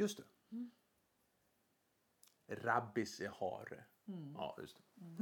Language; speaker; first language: Swedish; native; Swedish